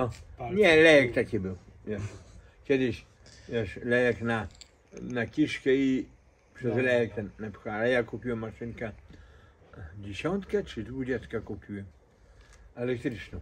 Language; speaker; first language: Polish; native; Polish